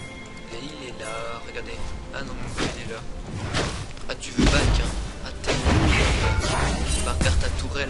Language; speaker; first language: French; native; French